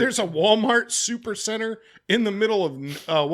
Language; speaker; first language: English; native; English